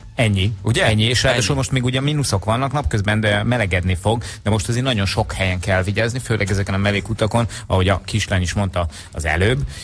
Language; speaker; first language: Hungarian; native; Hungarian